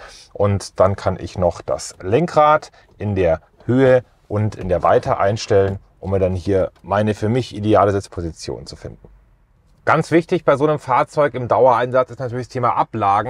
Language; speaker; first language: German; native; German